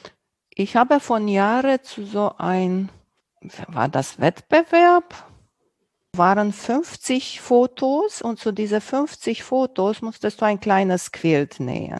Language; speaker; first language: German; non-native, local second language; Romanian